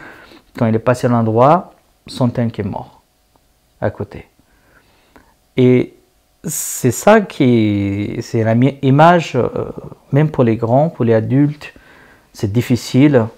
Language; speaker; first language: French; non-native, learner; Persian